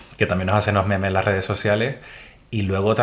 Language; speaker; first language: Spanish; native; Spanish